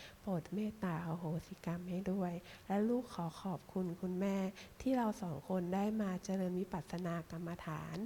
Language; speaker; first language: Thai; native; Thai